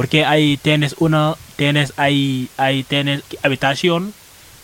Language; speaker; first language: Spanish; non-native, learner; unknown